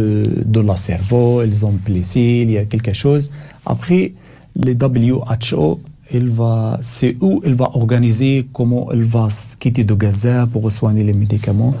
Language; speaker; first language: French; non-native, learner; Arabic